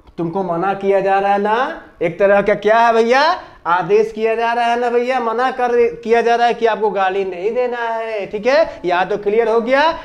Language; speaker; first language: Hindi; native; Hindi